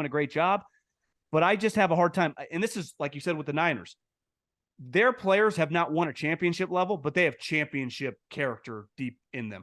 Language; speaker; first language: English; native; English